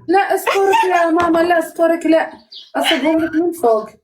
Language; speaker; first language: Arabic; native; Arabic